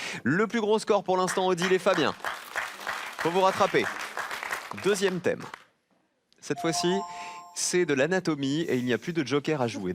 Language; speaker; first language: French; native; French